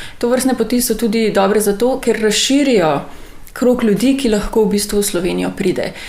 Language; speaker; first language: Slovenian; native; Slovenian